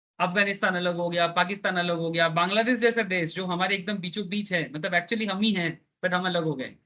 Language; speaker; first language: Hindi; non-native, local second language; Bangla